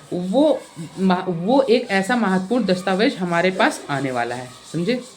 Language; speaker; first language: Hindi; native; Hindi